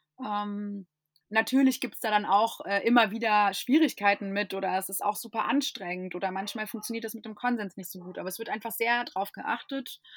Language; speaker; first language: German; non-native, fluent; English